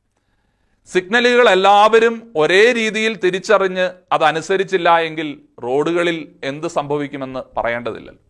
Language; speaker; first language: Malayalam; native; Malayalam